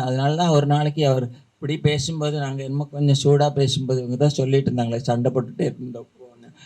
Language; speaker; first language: Tamil; native; Tamil